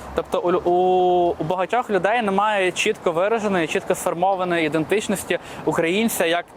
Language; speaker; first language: Ukrainian; native; Ukrainian